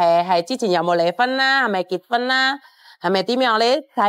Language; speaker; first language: Cantonese; non-native, fluent; Indonesian